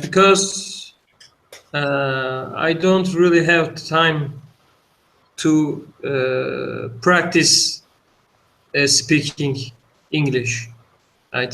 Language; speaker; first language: English; non-native, learner; Turkish